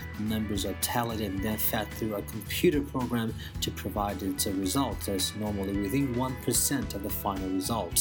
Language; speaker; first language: English; non-native, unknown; Chinese